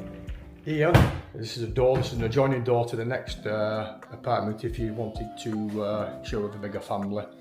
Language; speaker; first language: English; native; English